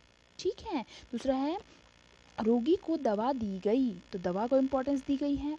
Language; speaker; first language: Hindi; native; Hindi